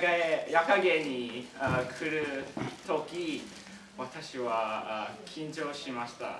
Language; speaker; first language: Japanese; non-native, learner; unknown